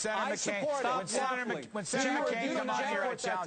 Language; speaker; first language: English; native; English